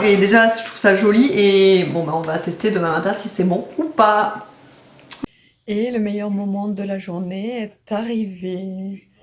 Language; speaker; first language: French; native; French